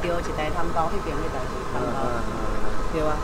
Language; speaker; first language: Chinese; native; Chinese